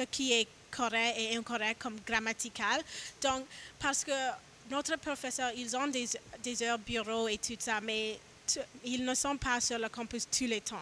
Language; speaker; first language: French; non-native, learner; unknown